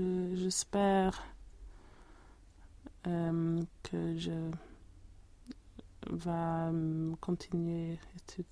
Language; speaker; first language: French; non-native, learner; Swedish